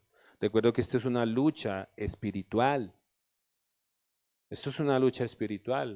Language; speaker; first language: Spanish; native; Spanish